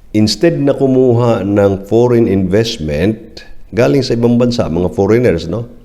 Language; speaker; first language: Filipino; non-native, local second language; Cebuano